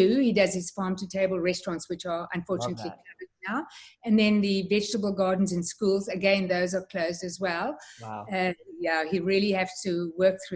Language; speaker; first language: English; native; English